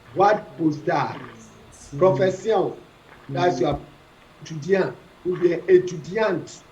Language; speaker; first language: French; non-native, fluent; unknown